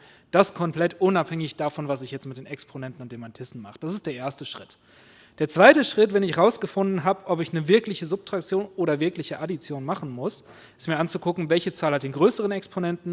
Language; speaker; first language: German; native; German